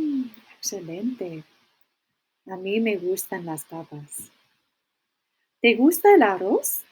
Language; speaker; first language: Spanish; non-native, fluent; English